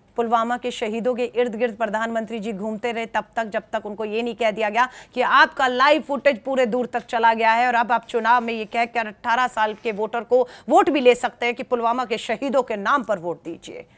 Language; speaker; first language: Hindi; native; Hindi